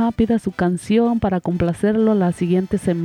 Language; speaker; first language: Spanish; native; Spanish